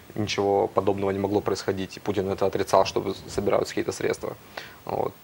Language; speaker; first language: Russian; native; Russian